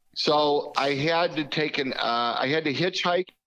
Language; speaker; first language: English; native; English